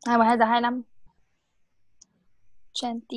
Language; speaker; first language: English; non-native, learner; Vietnamese